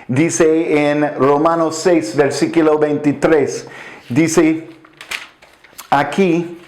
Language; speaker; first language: Spanish; non-native, fluent; English